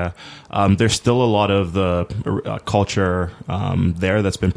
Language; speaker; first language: English; native; English